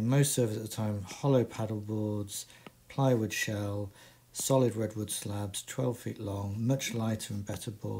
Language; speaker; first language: English; native; English